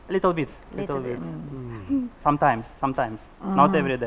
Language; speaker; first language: English; non-native, learner; Russian